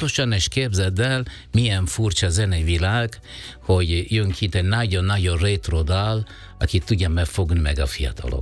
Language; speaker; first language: Hungarian; non-native, fluent; Italian